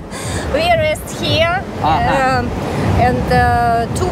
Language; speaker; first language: English; non-native, learner; Russian